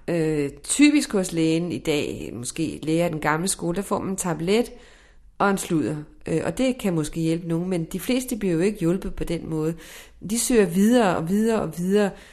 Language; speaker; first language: Danish; native; Danish